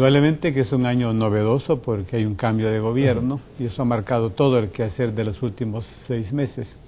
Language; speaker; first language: Spanish; native; Spanish